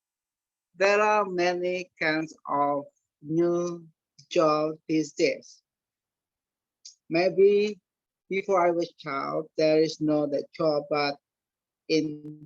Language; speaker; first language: English; non-native, learner; Indonesian